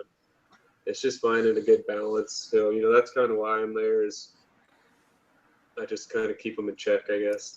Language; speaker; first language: English; native; English